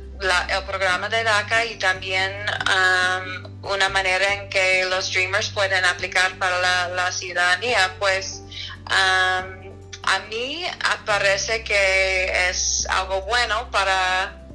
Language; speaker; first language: Spanish; non-native, fluent; English